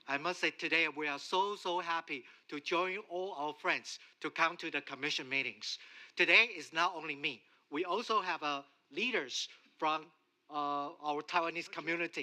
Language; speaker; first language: English; non-native, fluent; Chinese